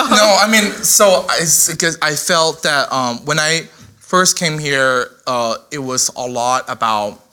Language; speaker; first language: English; non-native, fluent; Chinese